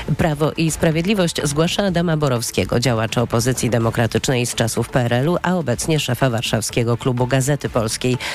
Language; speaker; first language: Polish; native; Polish